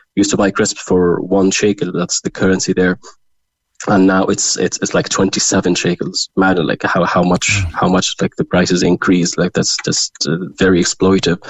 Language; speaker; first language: English; non-native, fluent; Arabic